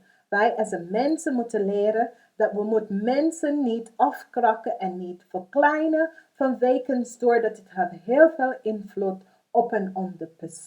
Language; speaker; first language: Dutch; non-native, fluent; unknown